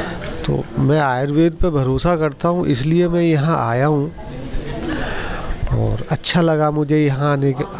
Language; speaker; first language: Hindi; native; Hindi